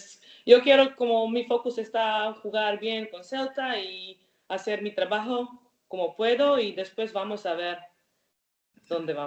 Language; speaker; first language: Spanish; non-native, learner; Croatian